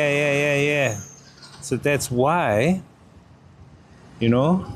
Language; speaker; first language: English; native; English